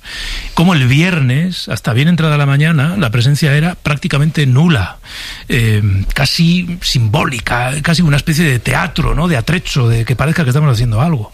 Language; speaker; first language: Spanish; native; Spanish